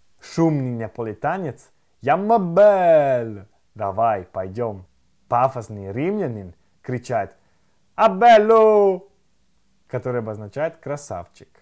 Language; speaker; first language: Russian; non-native, fluent; Italian